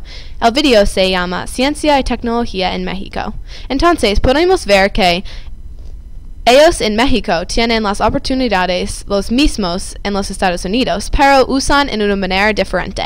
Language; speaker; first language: Spanish; non-native, learner; English